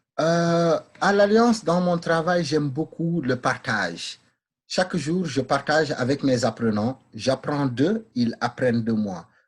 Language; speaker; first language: French; non-native, local second language; Wolof